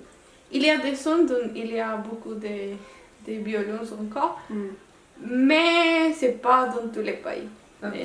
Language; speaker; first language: French; non-native, local second language; Spanish